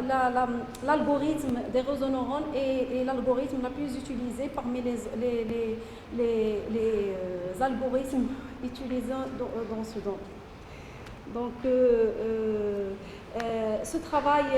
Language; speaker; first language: French; non-native, local second language; Arabic